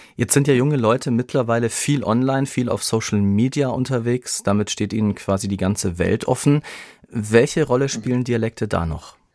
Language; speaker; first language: German; native; German